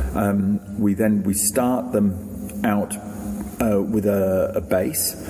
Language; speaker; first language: English; native; English